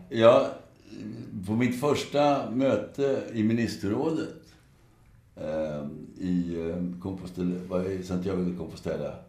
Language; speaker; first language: Swedish; native; Swedish